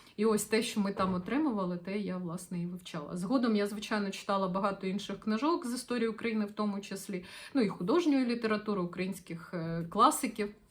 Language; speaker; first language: Ukrainian; non-native, local second language; Russian